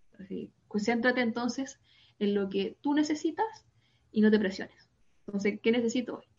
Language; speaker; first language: Spanish; native; Spanish